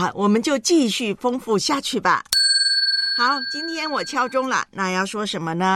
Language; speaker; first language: Chinese; native; Chinese